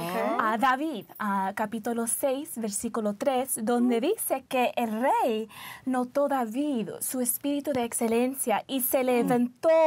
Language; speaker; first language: Spanish; early bilingual, heritage; Spanish